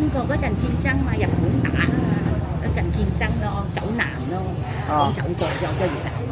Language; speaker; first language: Cantonese; early bilingual, heritage; Cantonese